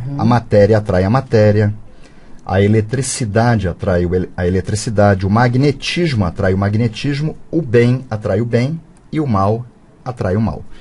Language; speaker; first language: Portuguese; native; Portuguese